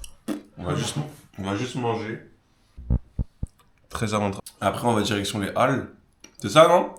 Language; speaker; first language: French; native; French